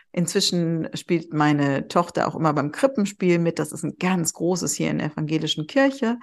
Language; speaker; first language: German; native; German